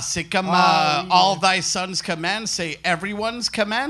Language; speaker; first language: French; non-native, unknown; English